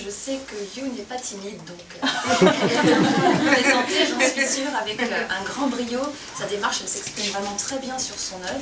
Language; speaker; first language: French; native; French